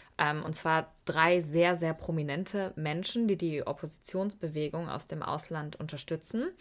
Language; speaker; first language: German; early bilingual, other home language; Persian